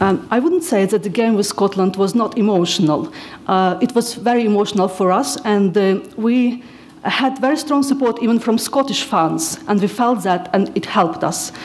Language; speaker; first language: English; non-native, fluent; Ukrainian